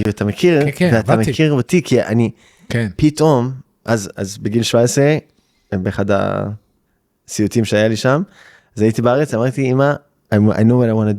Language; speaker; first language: Hebrew; early bilingual, heritage; English